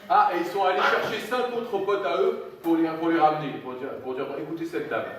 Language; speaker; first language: French; native; French